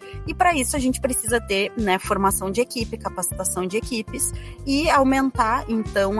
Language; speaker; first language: Portuguese; native; Portuguese